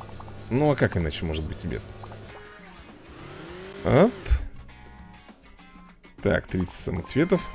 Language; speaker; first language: Russian; native; Russian